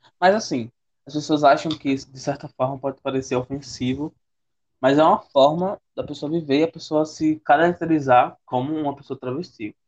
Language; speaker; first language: Portuguese; native; Portuguese